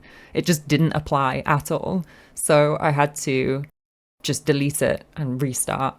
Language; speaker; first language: English; native; English